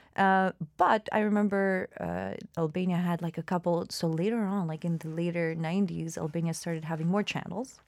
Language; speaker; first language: English; non-native, fluent; Albanian